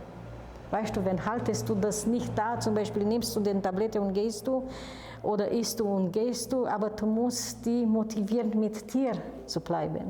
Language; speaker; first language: German; non-native, fluent; Romanian